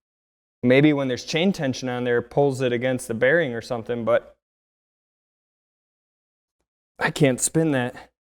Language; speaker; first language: English; native; English